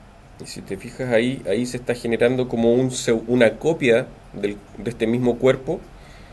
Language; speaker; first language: Spanish; native; Spanish